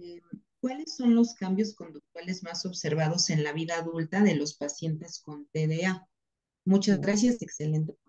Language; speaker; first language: Spanish; native; Spanish